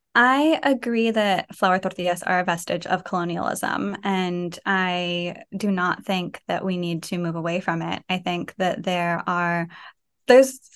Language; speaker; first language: English; native; English